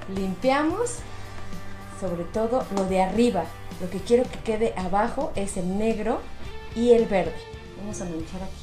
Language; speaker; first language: Spanish; native; Spanish